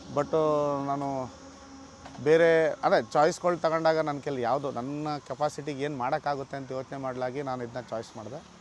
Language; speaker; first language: Kannada; native; Kannada